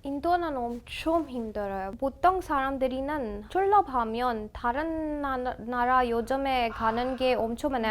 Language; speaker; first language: Korean; non-native, learner; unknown